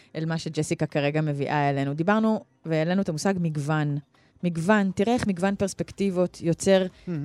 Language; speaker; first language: Hebrew; native; Hebrew